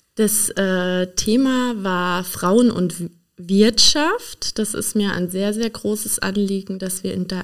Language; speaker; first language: German; native; German